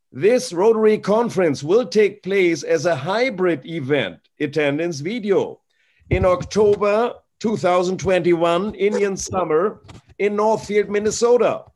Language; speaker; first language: English; non-native, fluent; German